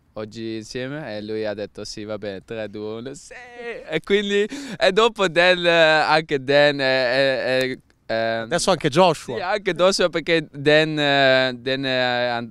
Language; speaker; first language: Italian; non-native, learner; Dutch